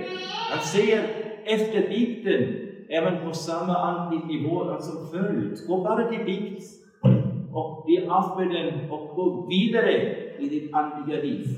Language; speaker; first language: Swedish; non-native, fluent; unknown